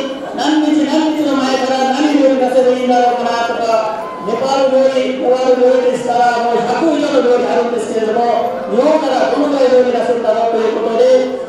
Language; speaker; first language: Japanese; non-native, fluent; Nepali